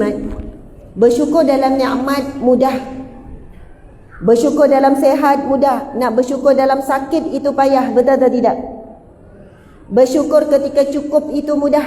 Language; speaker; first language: Malay; native; Malay